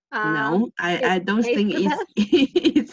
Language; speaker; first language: English; non-native, learner; Chinese